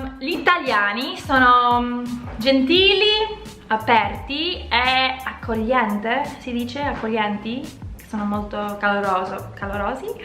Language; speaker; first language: Italian; non-native, fluent; English